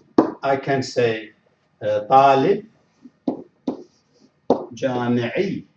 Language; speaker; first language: Arabic; non-native, fluent; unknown